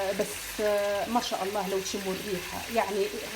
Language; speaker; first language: Arabic; native; Arabic